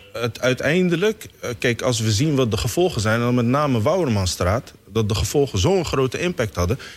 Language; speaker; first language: Dutch; non-native, fluent; Somali